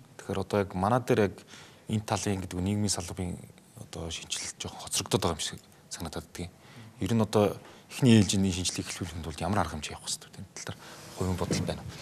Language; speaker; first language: Mongolian; native; Mongolian